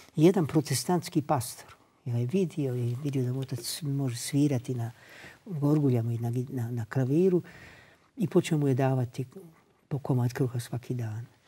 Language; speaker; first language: Croatian; native; Croatian